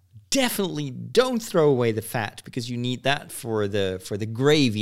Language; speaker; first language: English; non-native, fluent; Dutch